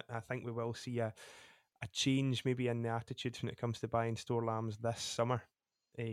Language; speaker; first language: English; native; English